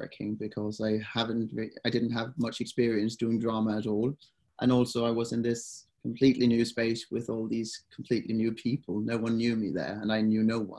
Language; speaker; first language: English; non-native, fluent; Danish